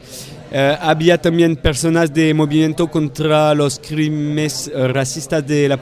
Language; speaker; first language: Spanish; non-native, fluent; French